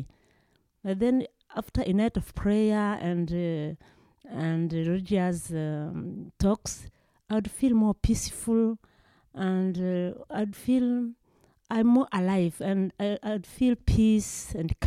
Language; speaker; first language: English; non-native, local second language; Kinyarwanda